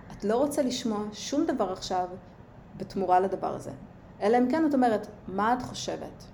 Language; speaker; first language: Hebrew; early bilingual, other home language; Russian